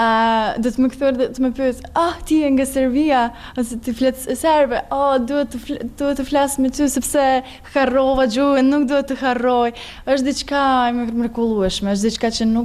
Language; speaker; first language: Albanian; non-native, learner; Serbian